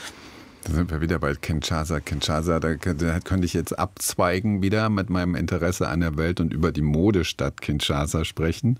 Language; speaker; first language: German; native; German